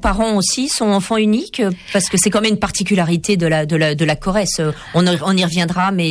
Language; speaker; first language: French; native; French